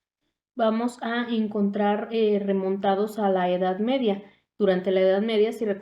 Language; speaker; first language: Spanish; native; Spanish